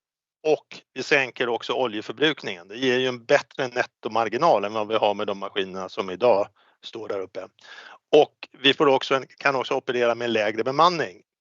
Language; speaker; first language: Swedish; native; Swedish